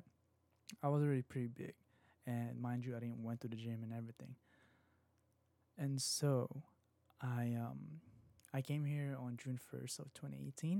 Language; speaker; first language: English; non-native, local second language; Filipino